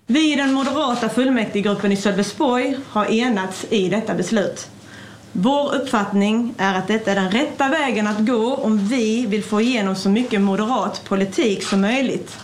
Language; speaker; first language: Swedish; native; Swedish